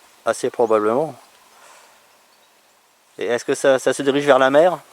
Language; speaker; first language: French; native; French